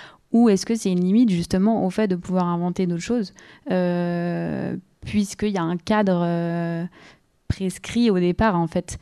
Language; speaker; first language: French; native; French